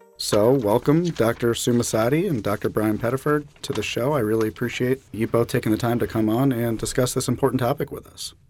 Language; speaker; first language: English; native; English